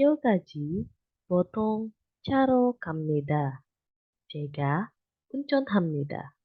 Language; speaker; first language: Korean; non-native, fluent; Indonesian